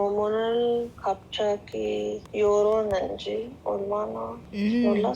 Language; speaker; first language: Korean; non-native, learner; English